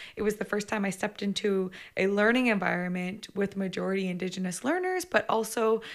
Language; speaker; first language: English; native; English